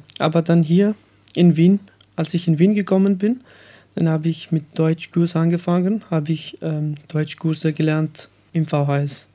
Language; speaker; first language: German; non-native, learner; Persian